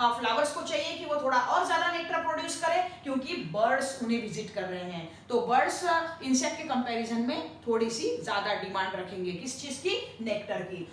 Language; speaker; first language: Hindi; non-native, local second language; Marathi